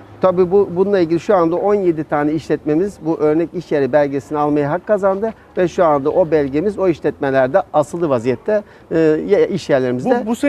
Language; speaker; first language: Turkish; native; Turkish